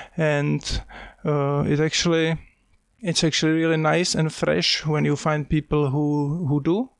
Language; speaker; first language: English; non-native, fluent; Czech